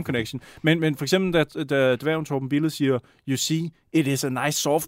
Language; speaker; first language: Danish; native; Danish